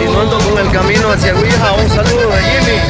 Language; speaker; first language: Spanish; native; Spanish